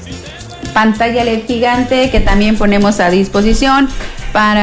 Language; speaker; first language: Spanish; native; Spanish